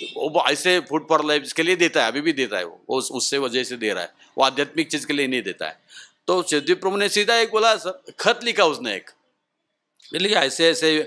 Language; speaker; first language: Hindi; non-native, local second language; Marathi